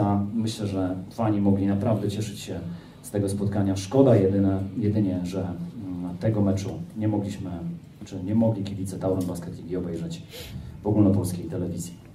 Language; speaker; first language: Polish; native; Polish